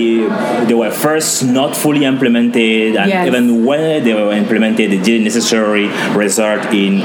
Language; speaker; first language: English; non-native, local second language; French